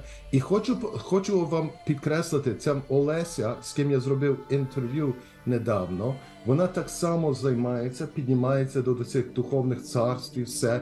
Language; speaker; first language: Ukrainian; early bilingual, heritage; Ukrainian